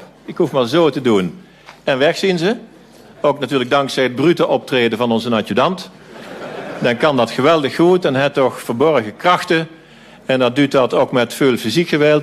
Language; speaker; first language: Dutch; native; Dutch